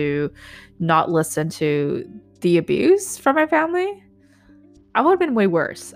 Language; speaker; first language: English; native; English